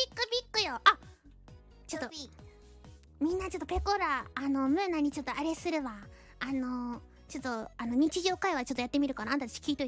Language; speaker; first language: Japanese; native; Japanese